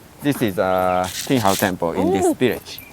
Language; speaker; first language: English; non-native, learner; Japanese